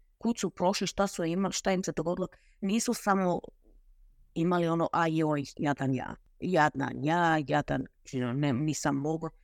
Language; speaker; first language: Croatian; early bilingual, heritage; Croatian